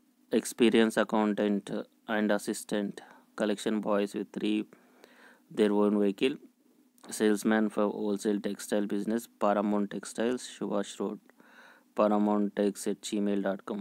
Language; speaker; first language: English; non-native, local second language; Telugu